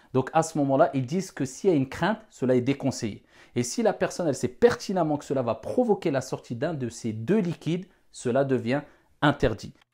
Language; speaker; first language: French; non-native, local second language; Wolof